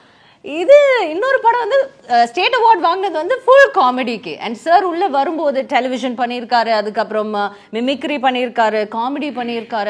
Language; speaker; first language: Tamil; native; Tamil